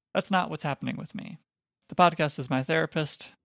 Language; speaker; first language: English; native; English